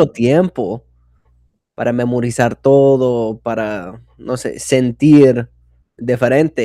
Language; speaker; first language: Spanish; non-native, fluent; English